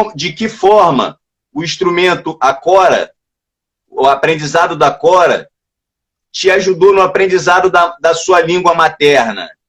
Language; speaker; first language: Portuguese; native; Portuguese